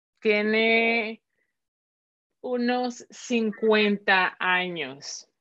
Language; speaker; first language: Spanish; native; Spanish